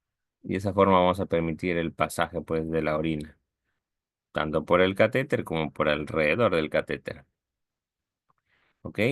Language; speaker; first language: Spanish; native; Spanish